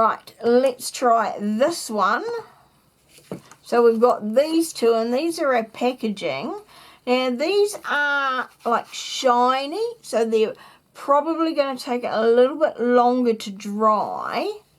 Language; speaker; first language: English; native; English